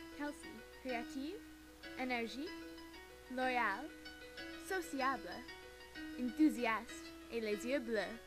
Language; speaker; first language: French; non-native, learner; English